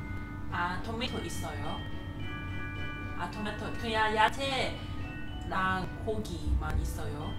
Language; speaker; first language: Korean; non-native, learner; Cantonese